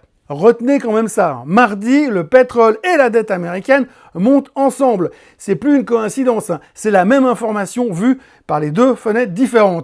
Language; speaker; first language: French; native; French